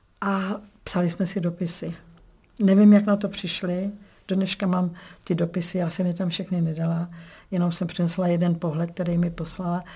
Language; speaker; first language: Czech; native; Czech